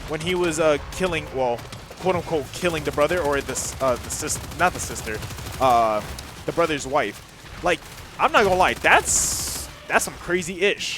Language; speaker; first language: English; native; English